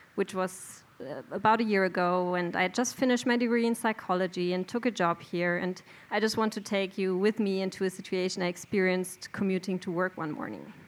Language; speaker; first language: English; non-native, fluent; German